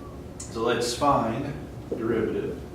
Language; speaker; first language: English; native; English